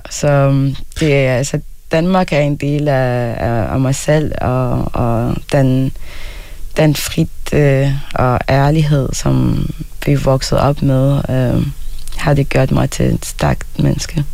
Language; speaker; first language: Danish; early bilingual, other home language; Arabic